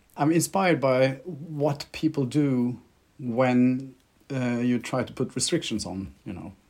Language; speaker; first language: English; non-native, fluent; Norwegian